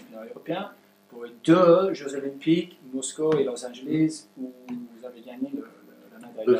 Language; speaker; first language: French; non-native, learner; English